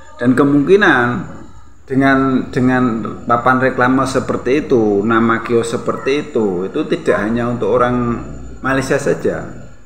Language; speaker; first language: Indonesian; native; Indonesian